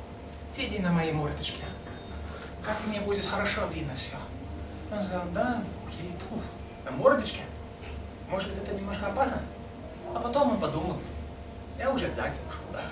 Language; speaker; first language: Russian; non-native, fluent; English